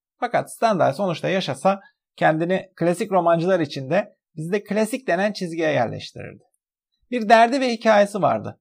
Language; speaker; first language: Turkish; native; Turkish